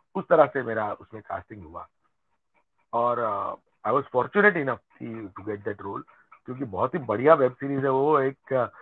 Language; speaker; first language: Hindi; non-native, local second language; Gujarati